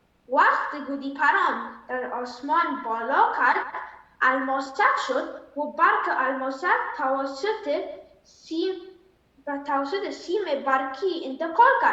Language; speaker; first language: Persian; early bilingual, heritage; Persian